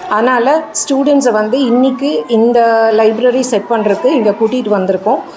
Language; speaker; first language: Tamil; native; Tamil